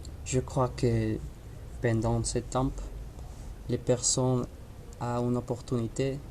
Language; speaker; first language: French; non-native, learner; Spanish